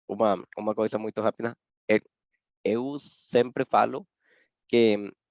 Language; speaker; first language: Portuguese; non-native, fluent; Spanish